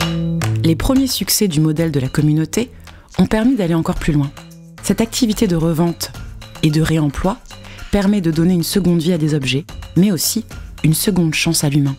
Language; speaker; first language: French; native; French